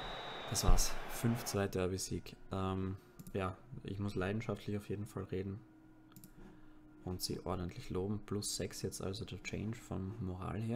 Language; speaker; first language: German; native; German